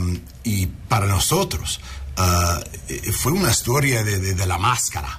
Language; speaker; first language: Spanish; non-native, learner; English